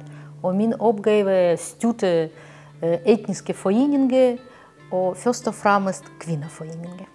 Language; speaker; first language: Danish; non-native, fluent; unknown